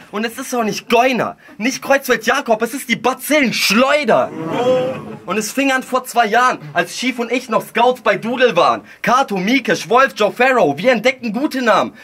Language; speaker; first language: German; early bilingual, other home language; Russian